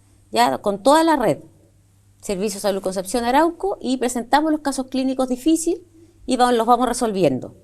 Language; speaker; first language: Spanish; native; Spanish